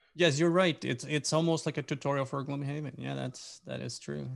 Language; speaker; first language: English; non-native, fluent; Portuguese